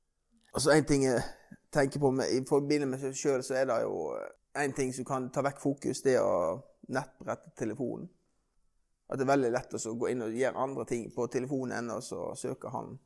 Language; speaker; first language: Norwegian; native; Norwegian